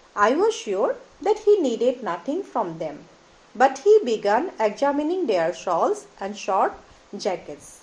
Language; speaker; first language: English; non-native, local second language; Assamese